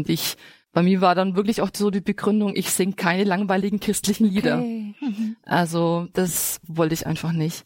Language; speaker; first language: German; native; German